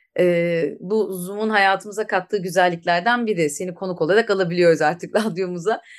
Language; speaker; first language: Turkish; native; Turkish